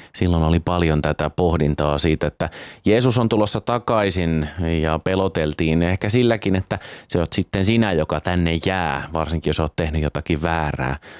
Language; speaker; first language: Finnish; native; Finnish